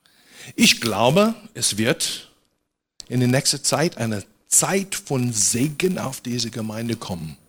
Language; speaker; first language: German; non-native, fluent; English